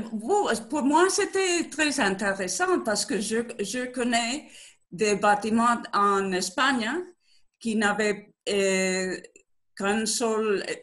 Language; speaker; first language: French; non-native, learner; Spanish